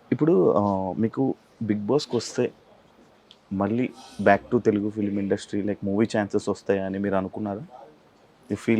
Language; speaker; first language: Telugu; native; Telugu